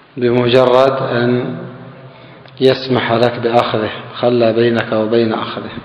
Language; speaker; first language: Arabic; native; Arabic